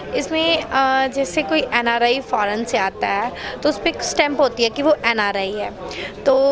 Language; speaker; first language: Hindi; native; Hindi